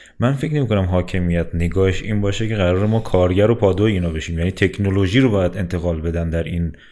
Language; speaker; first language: Persian; native; Persian